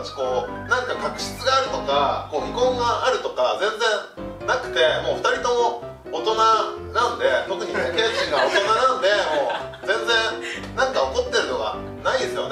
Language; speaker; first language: Japanese; native; Japanese